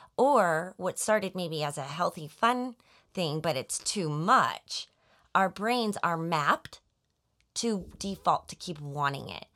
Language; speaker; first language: English; native; English